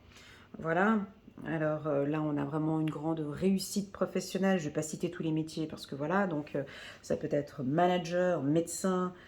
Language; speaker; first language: French; native; French